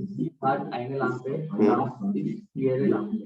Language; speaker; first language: German; non-native, learner; Hindi